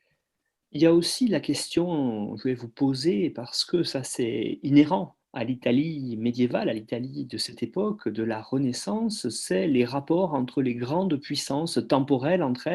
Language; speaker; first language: French; native; French